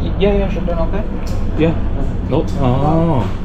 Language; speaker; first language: English; non-native, learner; Korean